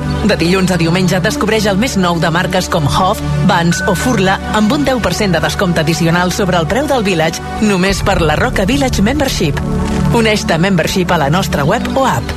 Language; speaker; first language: Catalan; non-native, fluent; Ukrainian